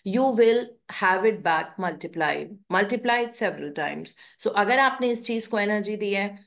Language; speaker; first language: Hindi; native; Hindi